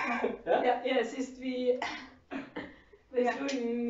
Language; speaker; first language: German; non-native, learner; Spanish